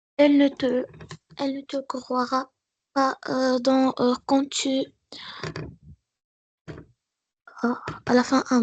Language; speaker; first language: French; non-native, learner; Arabic